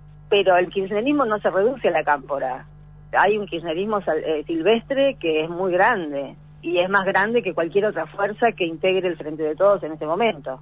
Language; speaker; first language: Spanish; native; Spanish